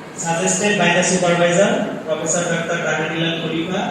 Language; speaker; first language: English; non-native, local second language; Bangla